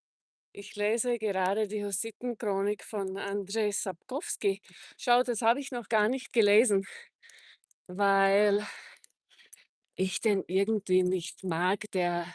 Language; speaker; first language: German; non-native, fluent; Czech